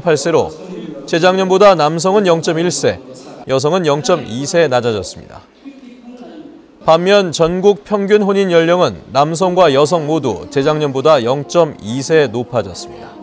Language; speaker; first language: Korean; native; Korean